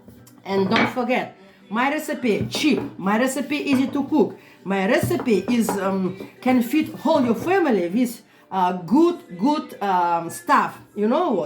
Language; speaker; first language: English; non-native, learner; Russian